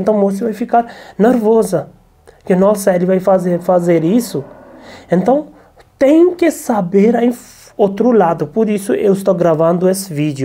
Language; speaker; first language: Portuguese; non-native, learner; Hindi